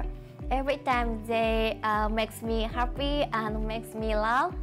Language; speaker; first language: English; non-native, learner; Japanese